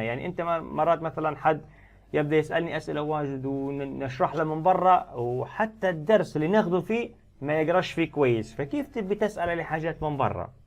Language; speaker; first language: Arabic; native; Arabic